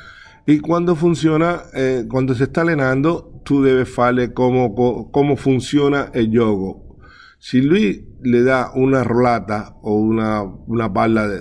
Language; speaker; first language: Italian; non-native, learner; Spanish